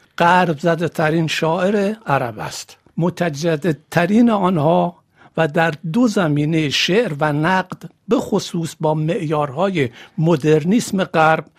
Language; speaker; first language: Persian; native; Persian